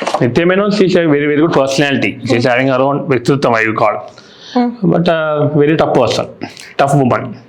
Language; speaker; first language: English; non-native, local second language; Malayalam